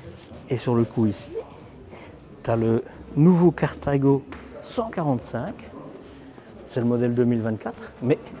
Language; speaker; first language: French; native; French